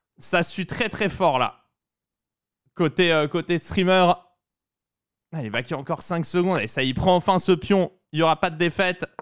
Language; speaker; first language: French; native; French